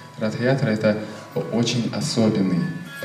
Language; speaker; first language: Russian; native; Russian